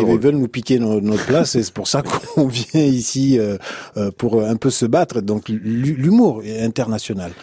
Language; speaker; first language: French; non-native, local second language; Hausa